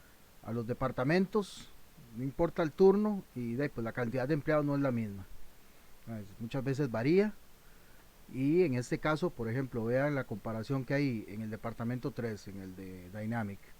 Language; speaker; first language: Spanish; native; Spanish